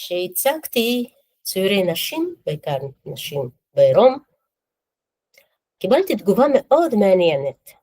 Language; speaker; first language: Hebrew; non-native, fluent; Russian